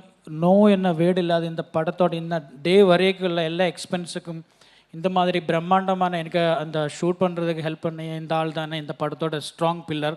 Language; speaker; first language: Tamil; non-native, learner; Malayalam